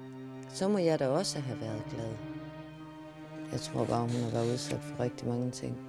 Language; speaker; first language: Danish; native; Danish